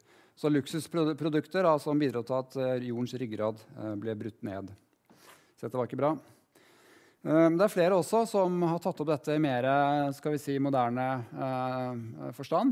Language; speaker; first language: Norwegian; native; Norwegian